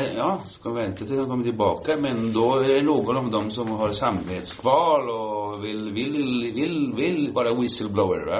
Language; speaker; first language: Swedish; early bilingual, heritage; Swedish